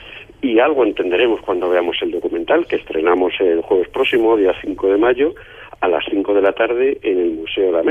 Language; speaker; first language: Spanish; native; Spanish